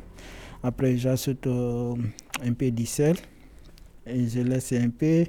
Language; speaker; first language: French; non-native, learner; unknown